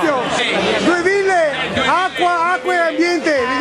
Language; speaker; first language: Italian; native; Italian